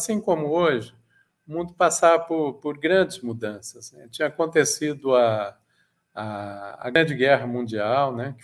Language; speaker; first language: Portuguese; native; Portuguese